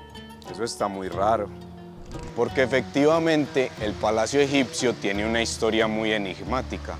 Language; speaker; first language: Spanish; native; Spanish